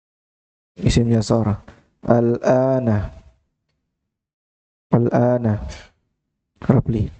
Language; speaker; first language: Arabic; non-native, fluent; Indonesian